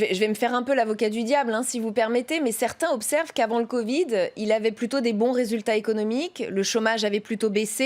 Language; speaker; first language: French; native; French